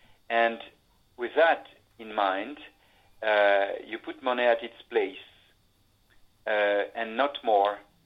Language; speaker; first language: English; non-native, fluent; French